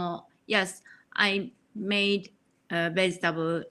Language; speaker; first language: English; non-native, learner; Japanese